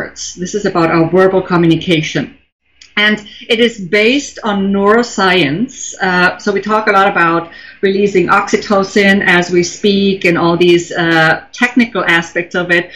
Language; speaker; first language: English; non-native, fluent; German